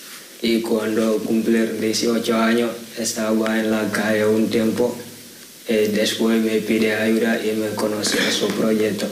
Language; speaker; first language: Spanish; non-native, learner; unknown